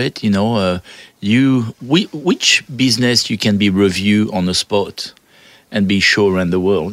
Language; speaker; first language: English; non-native, fluent; French